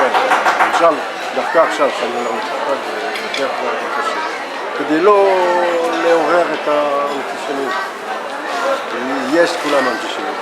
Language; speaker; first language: Hebrew; non-native, learner; French